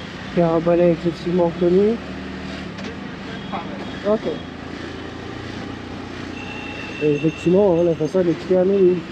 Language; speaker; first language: French; native; French